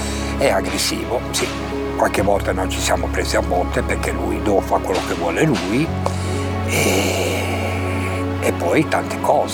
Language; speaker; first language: Italian; native; Italian